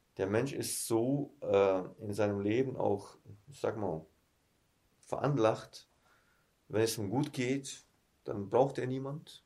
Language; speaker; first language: German; early bilingual, heritage; German